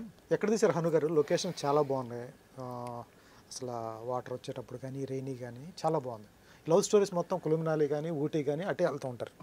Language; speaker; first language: Telugu; native; Telugu